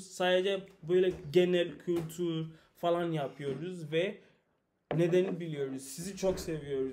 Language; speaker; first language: Turkish; non-native, learner; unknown